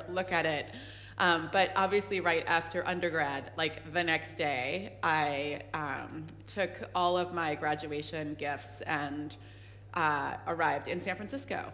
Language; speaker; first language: English; native; English